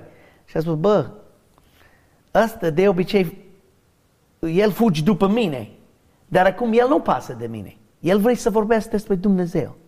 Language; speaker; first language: Romanian; non-native, learner; English